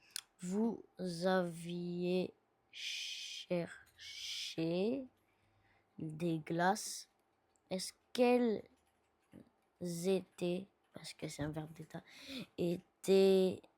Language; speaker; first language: French; non-native, learner; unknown